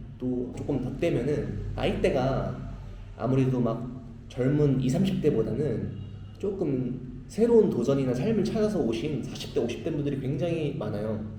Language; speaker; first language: Korean; native; Korean